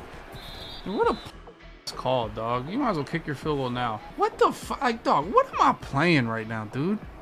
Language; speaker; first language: English; native; English